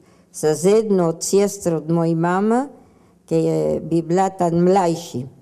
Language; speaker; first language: Slovenian; early bilingual, heritage; Slovenian